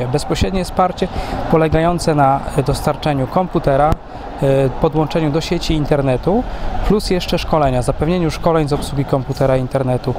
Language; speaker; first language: Polish; native; Polish